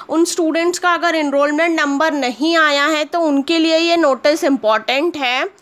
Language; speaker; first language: Hindi; native; Hindi